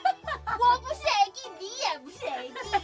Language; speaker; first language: Chinese; non-native, learner; Korean